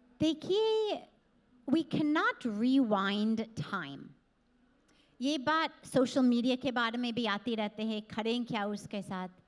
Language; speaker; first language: Hindi; non-native, fluent; English